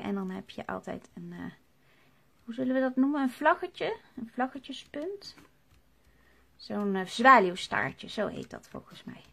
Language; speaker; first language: Dutch; native; Dutch